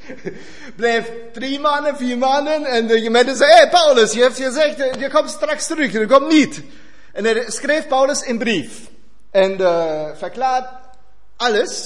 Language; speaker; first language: Dutch; non-native, fluent; German